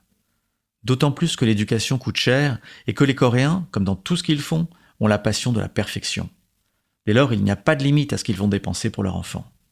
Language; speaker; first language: French; native; French